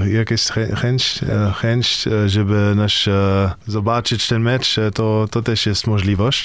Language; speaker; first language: Polish; non-native, learner; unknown